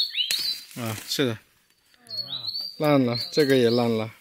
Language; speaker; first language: Chinese; non-native, fluent; Slovak